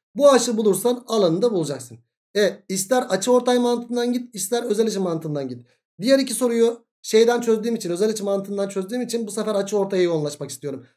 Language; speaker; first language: Turkish; native; Turkish